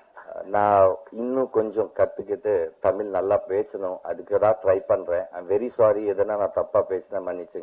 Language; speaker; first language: Tamil; non-native, learner; Telugu